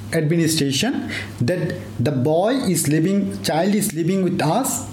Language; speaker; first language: English; non-native, local second language; Bangla